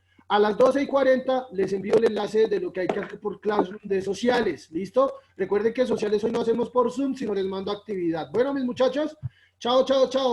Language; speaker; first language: Spanish; native; Spanish